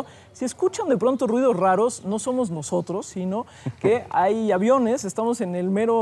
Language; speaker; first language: Spanish; native; Spanish